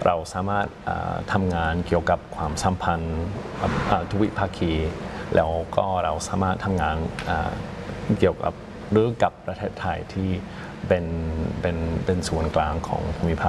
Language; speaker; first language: Thai; non-native, fluent; English